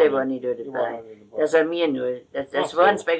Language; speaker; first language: German; native; German